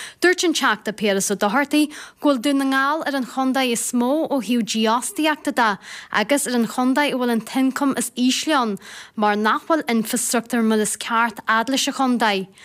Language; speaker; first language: Irish; native; Irish